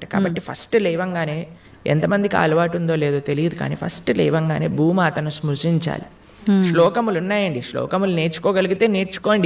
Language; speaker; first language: Telugu; native; Telugu